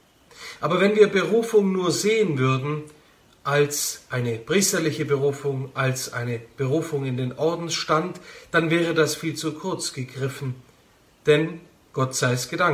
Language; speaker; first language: German; native; German